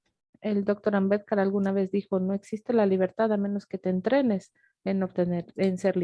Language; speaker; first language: Spanish; native; Spanish